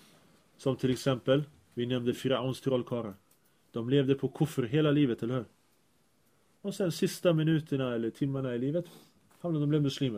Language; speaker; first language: Swedish; early bilingual, other home language; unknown